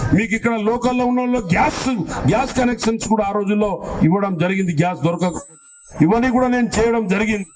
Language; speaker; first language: Telugu; non-native, local second language; Lambadi